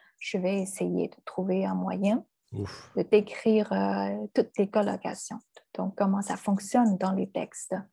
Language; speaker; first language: French; non-native, fluent; Chinese